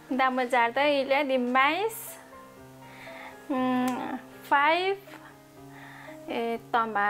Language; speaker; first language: French; non-native, learner; Nepali